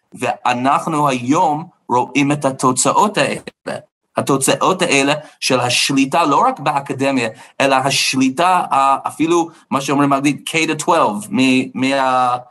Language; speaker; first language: Hebrew; non-native, fluent; English